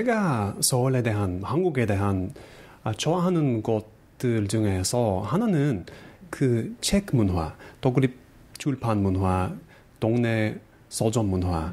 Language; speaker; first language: Korean; non-native, fluent; English